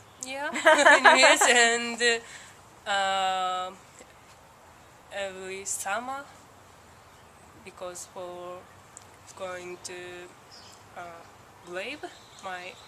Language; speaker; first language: English; non-native, learner; Japanese